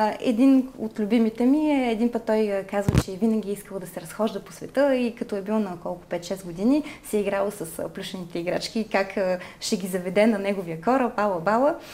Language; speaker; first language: Bulgarian; early bilingual, heritage; Bulgarian